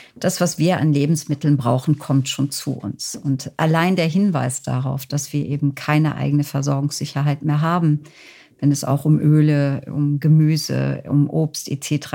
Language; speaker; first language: German; native; German